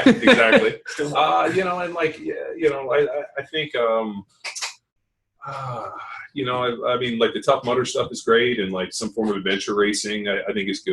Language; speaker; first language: English; native; English